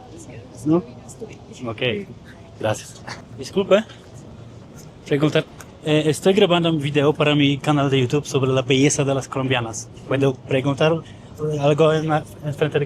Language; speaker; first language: Spanish; non-native, learner; Polish